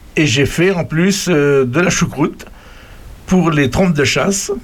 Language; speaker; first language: French; native; French